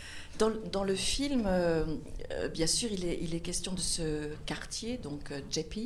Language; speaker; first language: French; native; French